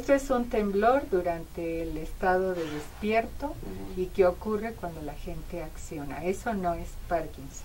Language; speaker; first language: Spanish; native; Spanish